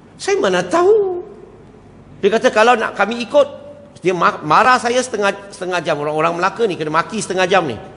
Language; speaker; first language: Malay; non-native, local second language; Chinese